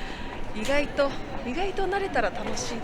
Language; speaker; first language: Japanese; native; Japanese